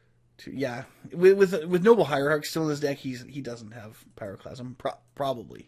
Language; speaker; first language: English; native; English